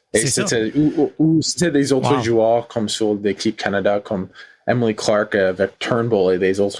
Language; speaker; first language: French; non-native, learner; English